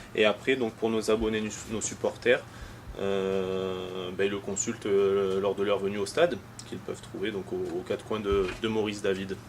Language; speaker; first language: French; native; French